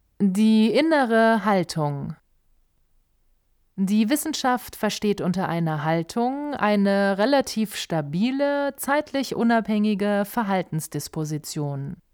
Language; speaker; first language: German; native; German